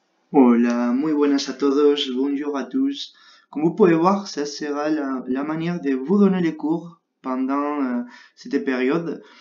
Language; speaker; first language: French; non-native, fluent; Spanish